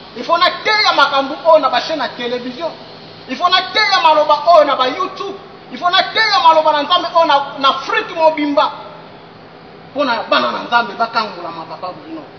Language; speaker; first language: Lingala; non-native, local second language; Kongo